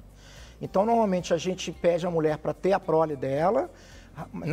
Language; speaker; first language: Portuguese; native; Portuguese